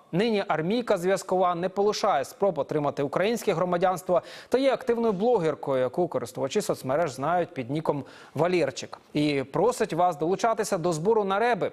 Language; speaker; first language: Ukrainian; native; Ukrainian